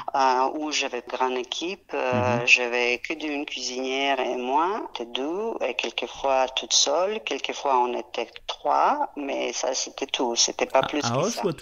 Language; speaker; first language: French; non-native, fluent; Serbian